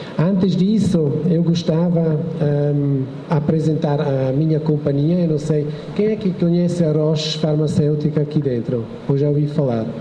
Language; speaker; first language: Portuguese; non-native, fluent; Italian